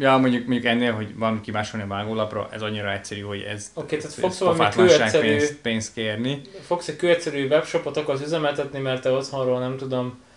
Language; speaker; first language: Hungarian; native; Hungarian